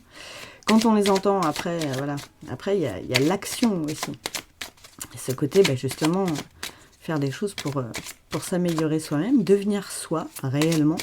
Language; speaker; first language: French; native; French